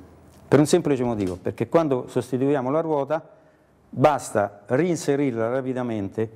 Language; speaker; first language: Italian; native; Italian